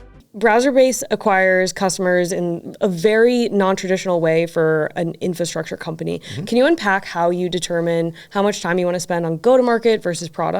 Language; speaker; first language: English; native; English